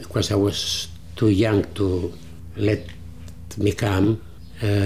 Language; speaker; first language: English; non-native, learner; Greek